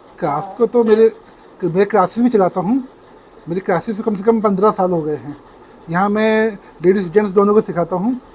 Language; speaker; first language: Hindi; native; Hindi